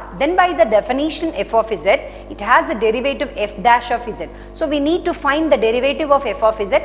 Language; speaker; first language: English; non-native, local second language; Tamil